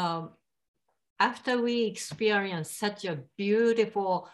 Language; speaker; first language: English; non-native, fluent; Japanese